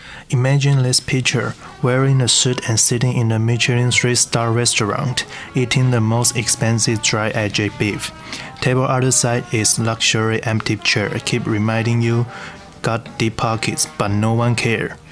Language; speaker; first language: English; non-native, learner; Chinese